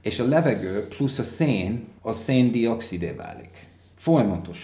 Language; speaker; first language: Hungarian; non-native, fluent; English